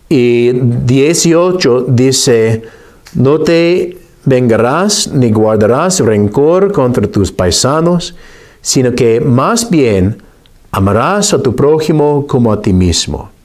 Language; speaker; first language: Spanish; non-native, fluent; English